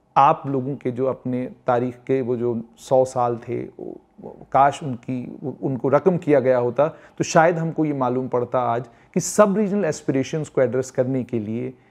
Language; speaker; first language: Hindi; non-native, local second language; Kashmiri